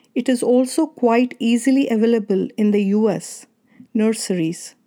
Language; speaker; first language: English; non-native, local second language; Kannada